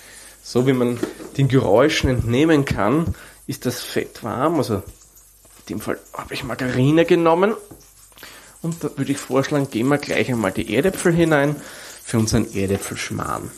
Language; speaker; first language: German; native; German